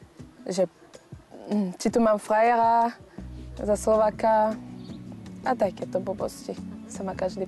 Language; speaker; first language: Slovak; non-native, fluent; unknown